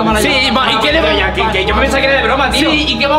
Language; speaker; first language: Spanish; native; Spanish